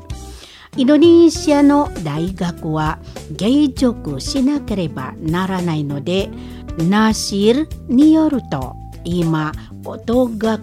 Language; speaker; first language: Japanese; non-native, learner; Indonesian